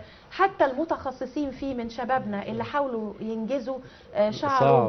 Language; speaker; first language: Arabic; native; Arabic